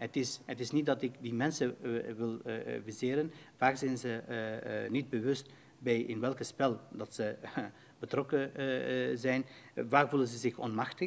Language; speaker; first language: Dutch; non-native, fluent; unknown